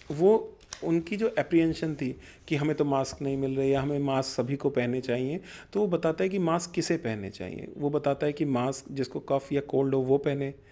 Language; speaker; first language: Hindi; non-native, local second language; Punjabi